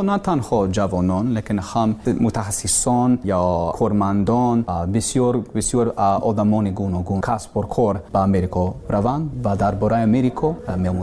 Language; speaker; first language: Persian; non-native, learner; English